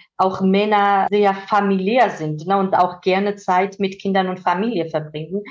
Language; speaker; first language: German; non-native, fluent; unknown